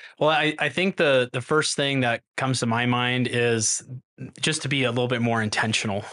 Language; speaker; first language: English; native; English